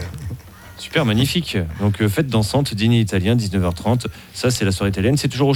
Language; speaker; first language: French; native; French